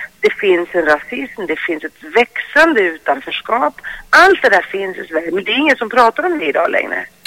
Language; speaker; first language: Swedish; early bilingual, other home language; Greek